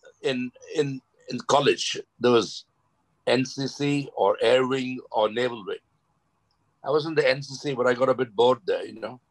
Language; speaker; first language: English; non-native, local second language; Gujarati